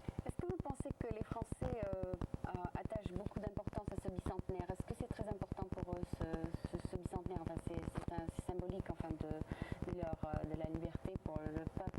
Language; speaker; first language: French; native; French